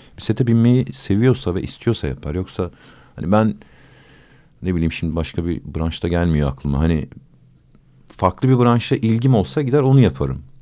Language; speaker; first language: Turkish; native; Turkish